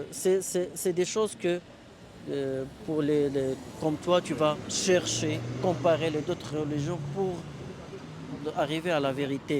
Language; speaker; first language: French; non-native, learner; Arabic